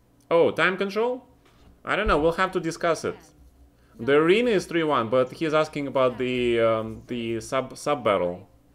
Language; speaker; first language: English; non-native, fluent; Russian